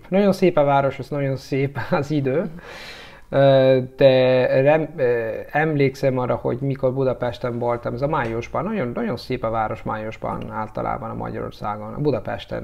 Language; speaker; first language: Hungarian; non-native, learner; Italian